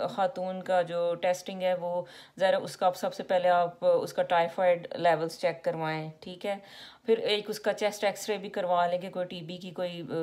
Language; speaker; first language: Urdu; native; Urdu